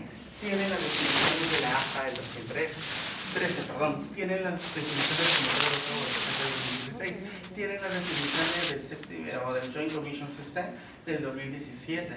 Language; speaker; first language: Spanish; native; Spanish